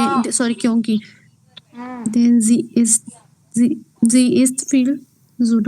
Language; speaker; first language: German; non-native, learner; Hindi